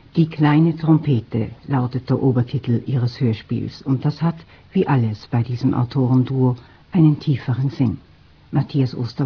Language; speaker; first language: German; native; German